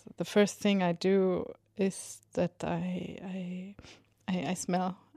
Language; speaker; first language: English; non-native, fluent; Swedish